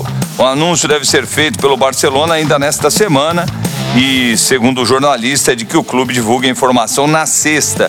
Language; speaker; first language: Portuguese; native; Portuguese